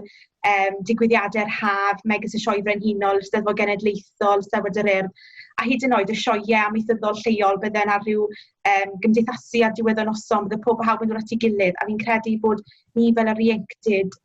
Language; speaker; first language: Welsh; native; Welsh